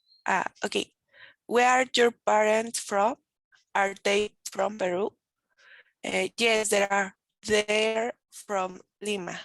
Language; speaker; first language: English; non-native, learner; Spanish